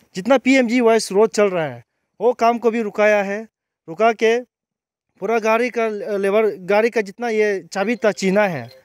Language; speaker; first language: Hindi; non-native, local second language; Nyishi